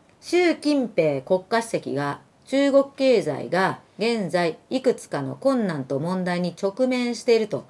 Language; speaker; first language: Japanese; early bilingual, other home language; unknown